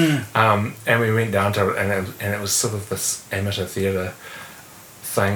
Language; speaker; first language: English; native; English